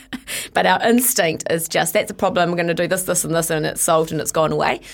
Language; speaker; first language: English; native; English